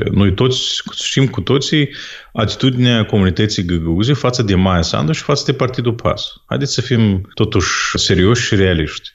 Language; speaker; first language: Romanian; non-native, local second language; Gagauz